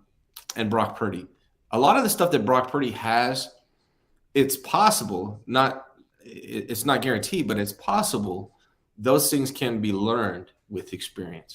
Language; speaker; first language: English; native; English